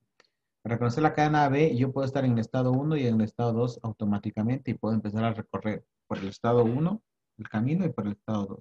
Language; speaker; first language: Spanish; native; Spanish